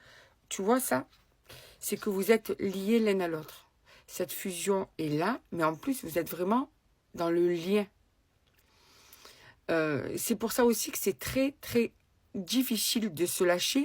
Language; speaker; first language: French; native; French